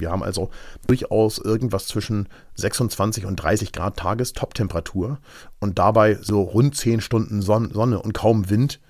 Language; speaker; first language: German; native; German